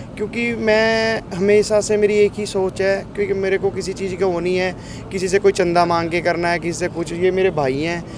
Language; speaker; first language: Hindi; non-native, local second language; Punjabi